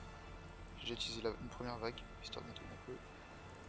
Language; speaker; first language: French; native; French